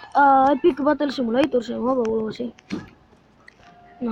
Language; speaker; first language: Spanish; native; Spanish